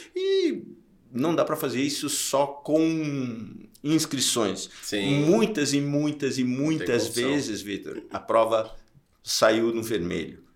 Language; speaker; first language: Portuguese; native; Portuguese